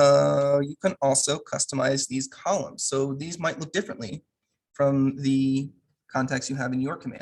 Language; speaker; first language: English; native; English